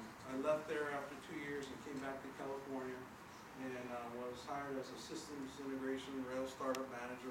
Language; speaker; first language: English; native; English